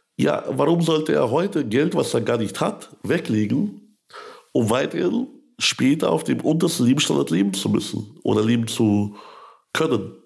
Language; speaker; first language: German; early bilingual, other home language; Russian